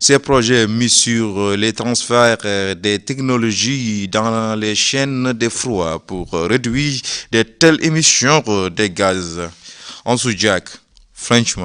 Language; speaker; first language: French; non-native, fluent; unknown